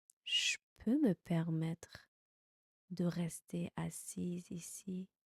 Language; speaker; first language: French; non-native, fluent; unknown